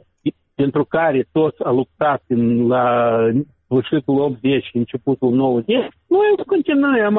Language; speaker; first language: Romanian; non-native, local second language; Russian